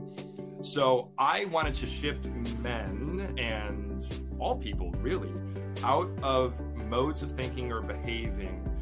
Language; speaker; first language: English; native; English